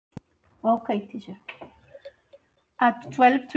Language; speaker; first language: English; non-native, learner; Spanish